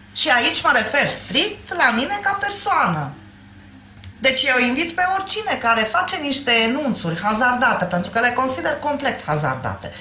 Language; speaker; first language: Romanian; non-native, local second language; Hungarian